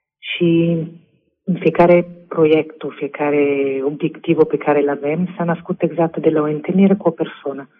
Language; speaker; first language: Romanian; non-native, fluent; Italian